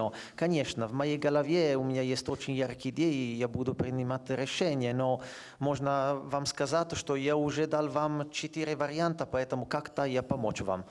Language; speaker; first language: Russian; non-native, fluent; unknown